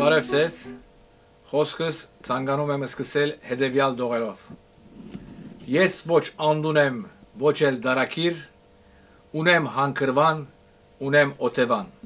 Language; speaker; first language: Armenian; early bilingual, heritage; Armenian